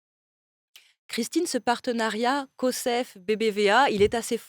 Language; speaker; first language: French; native; French